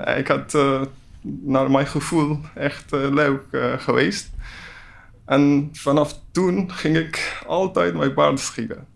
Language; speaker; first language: Dutch; non-native, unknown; Persian